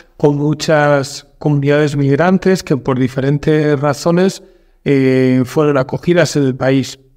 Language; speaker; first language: Spanish; native; Spanish